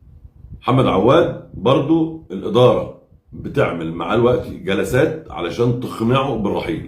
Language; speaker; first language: Arabic; native; Arabic